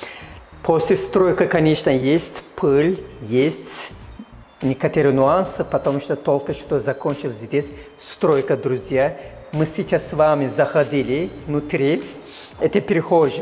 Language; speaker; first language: Russian; non-native, fluent; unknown